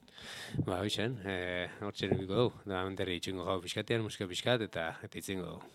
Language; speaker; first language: Basque; native; Basque